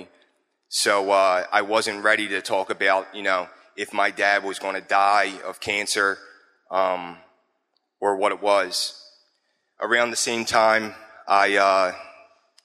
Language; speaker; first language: English; native; English